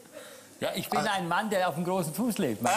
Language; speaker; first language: German; native; German